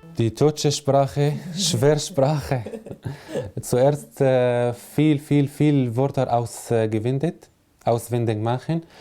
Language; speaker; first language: German; non-native, learner; Arabic